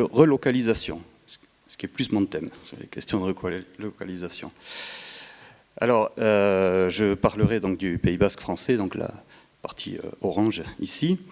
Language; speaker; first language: French; native; French